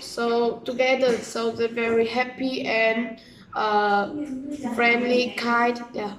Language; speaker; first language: English; non-native, learner; Vietnamese